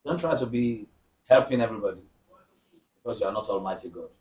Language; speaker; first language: English; non-native, local second language; Yoruba